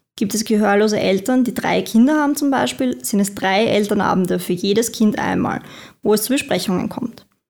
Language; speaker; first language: German; native; German